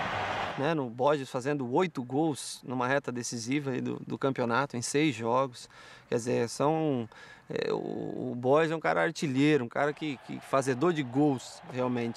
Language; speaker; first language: Portuguese; native; Portuguese